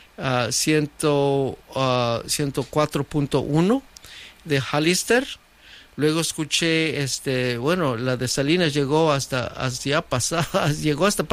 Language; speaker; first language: Spanish; native; Spanish